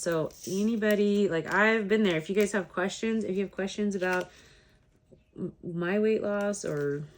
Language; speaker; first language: English; native; English